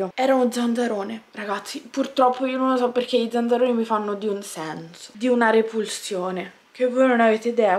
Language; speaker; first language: Italian; native; Italian